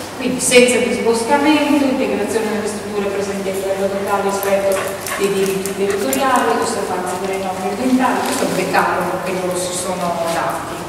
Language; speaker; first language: Italian; native; Italian